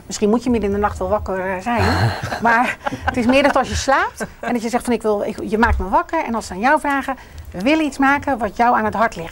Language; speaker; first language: Dutch; native; Dutch